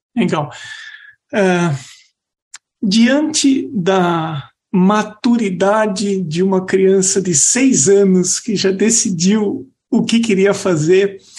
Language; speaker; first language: Portuguese; native; Portuguese